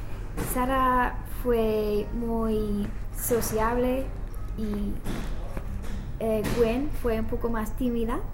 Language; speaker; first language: Spanish; non-native, learner; English